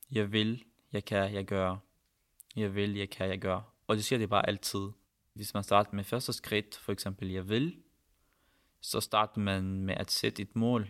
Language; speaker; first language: Danish; non-native, fluent; Arabic